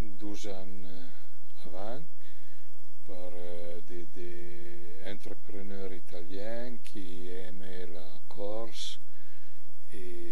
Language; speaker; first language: French; non-native, learner; Italian